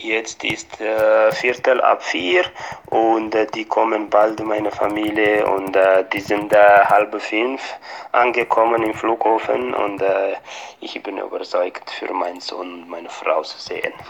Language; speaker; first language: German; non-native, fluent; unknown